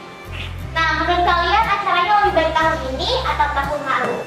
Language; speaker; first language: Indonesian; native; Indonesian